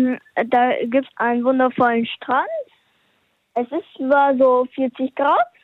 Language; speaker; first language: German; early bilingual, heritage; German